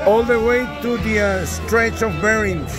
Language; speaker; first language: English; non-native, learner; Spanish